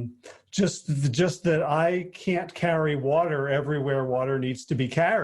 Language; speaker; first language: English; native; English